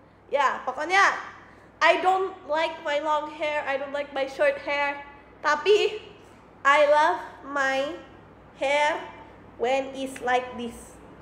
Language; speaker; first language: English; native; English